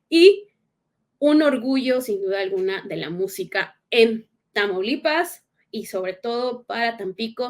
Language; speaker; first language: Spanish; native; Spanish